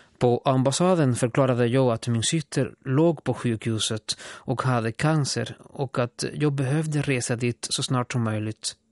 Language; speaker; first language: Swedish; non-native, fluent; Spanish